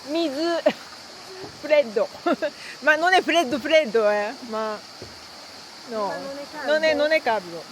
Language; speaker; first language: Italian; non-native, learner; Japanese